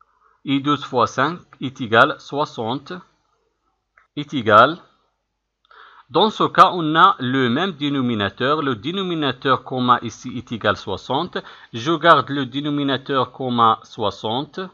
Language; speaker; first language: French; non-native, local second language; Arabic